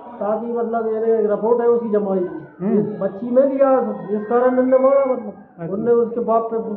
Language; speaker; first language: Hindi; native; Hindi